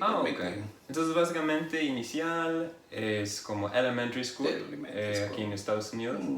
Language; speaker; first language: Spanish; non-native, fluent; English